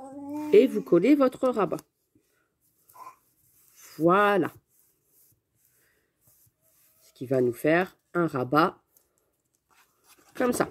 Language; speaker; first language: French; native; French